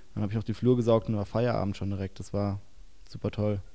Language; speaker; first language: German; native; German